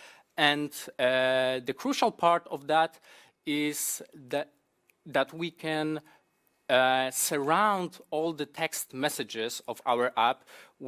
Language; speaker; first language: English; non-native, fluent; Polish